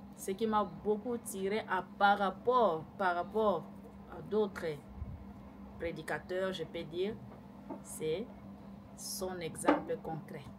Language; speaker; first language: French; non-native, local second language; Lingala